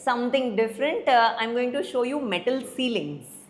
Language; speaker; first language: English; non-native, local second language; Telugu